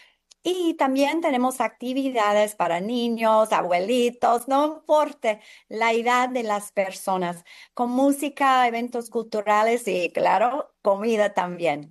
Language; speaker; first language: Spanish; non-native, fluent; English